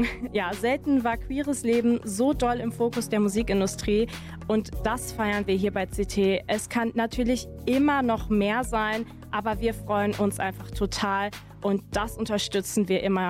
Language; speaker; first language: German; native; German